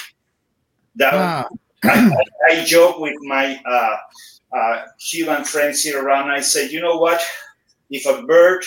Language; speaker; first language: English; non-native, fluent; Spanish